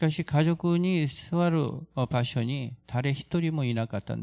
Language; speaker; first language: Japanese; non-native, fluent; Korean